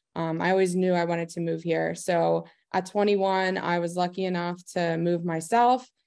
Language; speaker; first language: English; native; English